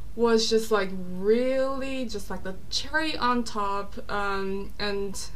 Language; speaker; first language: English; non-native, fluent; Korean